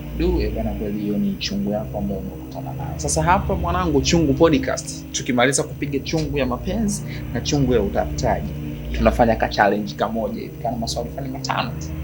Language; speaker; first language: Swahili; native; Swahili